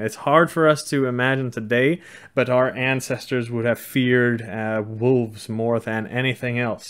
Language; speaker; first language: English; non-native, fluent; Swedish